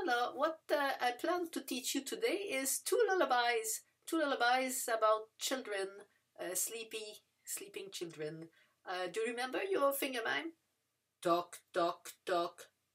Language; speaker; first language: English; non-native, fluent; French